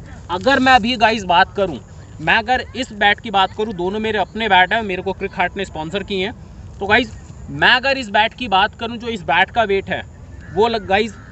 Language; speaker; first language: Hindi; native; Hindi